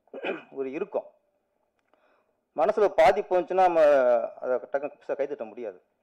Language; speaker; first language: Tamil; native; Tamil